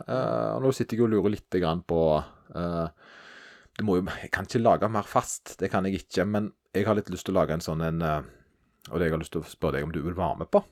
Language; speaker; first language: Norwegian; native; Norwegian